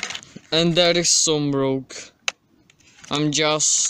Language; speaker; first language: English; non-native, learner; Czech